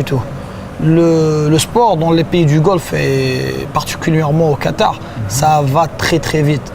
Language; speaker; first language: French; non-native, local second language; Arabic